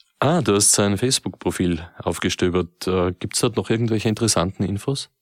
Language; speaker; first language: German; native; German